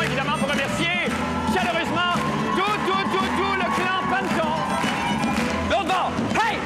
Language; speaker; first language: French; native; French